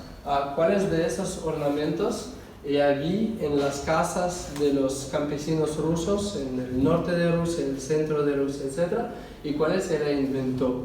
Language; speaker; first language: Spanish; non-native, fluent; Russian